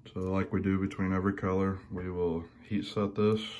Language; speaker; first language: English; native; English